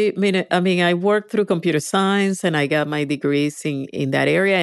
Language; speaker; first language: English; non-native, fluent; Spanish